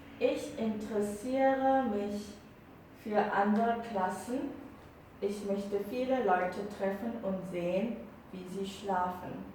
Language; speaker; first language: German; non-native, fluent; Korean